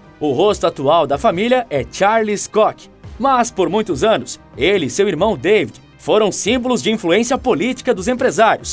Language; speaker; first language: Portuguese; native; Portuguese